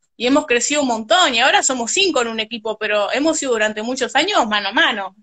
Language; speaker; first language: Spanish; native; Spanish